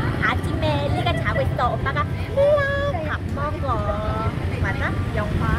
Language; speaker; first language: Korean; non-native, learner; Vietnamese